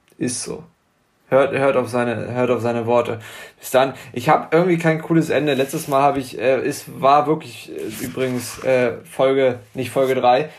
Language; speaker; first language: German; native; German